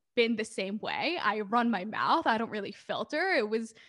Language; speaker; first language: English; early bilingual, other home language; Hebrew